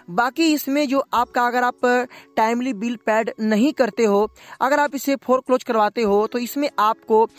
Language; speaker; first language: Hindi; native; Hindi